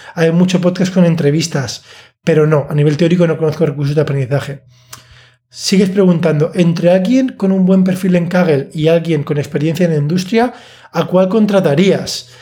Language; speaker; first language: Spanish; native; Spanish